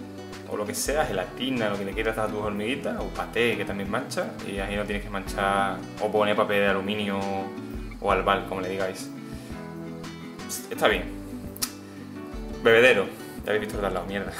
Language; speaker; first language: Spanish; native; Spanish